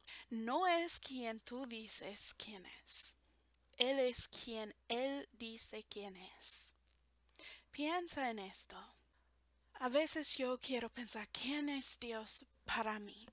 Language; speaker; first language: Spanish; non-native, fluent; English